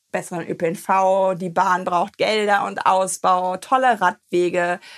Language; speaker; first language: German; native; German